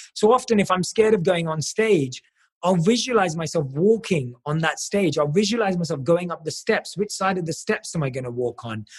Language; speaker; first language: English; native; English